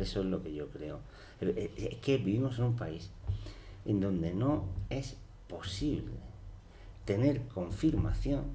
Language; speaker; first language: Spanish; native; Spanish